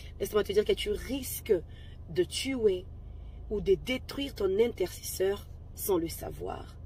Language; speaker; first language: French; non-native, local second language; Lingala